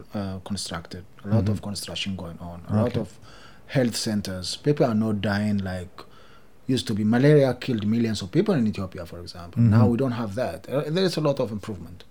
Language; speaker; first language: English; non-native, fluent; Oromo